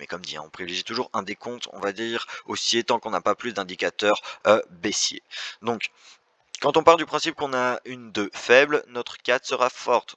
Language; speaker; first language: French; native; French